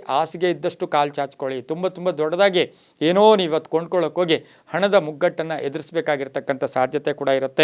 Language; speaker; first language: Kannada; native; Kannada